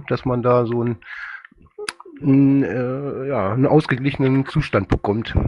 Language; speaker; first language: German; native; German